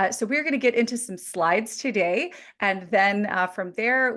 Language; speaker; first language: English; native; English